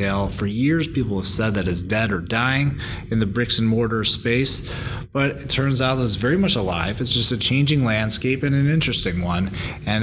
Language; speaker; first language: English; native; English